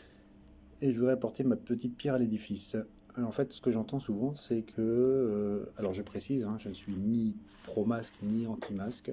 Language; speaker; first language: French; native; French